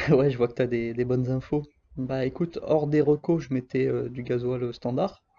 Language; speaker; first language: French; native; French